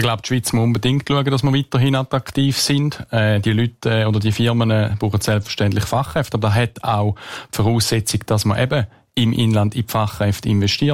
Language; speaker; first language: German; native; German